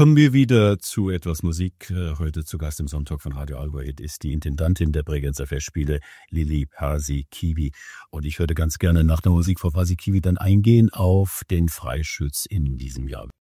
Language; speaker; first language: German; native; German